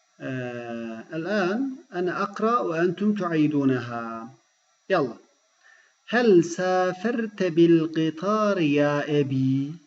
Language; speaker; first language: Arabic; non-native, fluent; Turkish